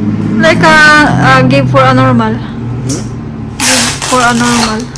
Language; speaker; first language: English; non-native, learner; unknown